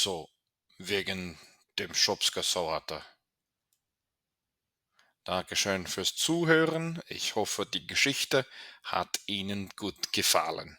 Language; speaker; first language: German; non-native, fluent; English